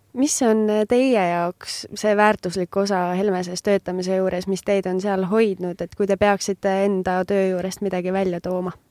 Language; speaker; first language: Estonian; native; Estonian